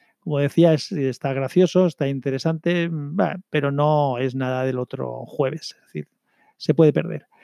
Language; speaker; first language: Spanish; native; Spanish